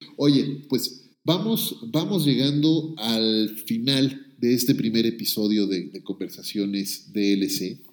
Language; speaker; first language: Spanish; native; Spanish